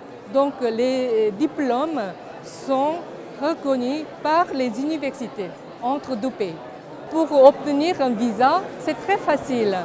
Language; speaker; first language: French; non-native, fluent; Korean